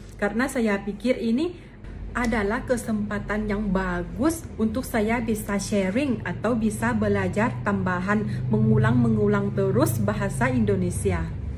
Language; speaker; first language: Indonesian; non-native, fluent; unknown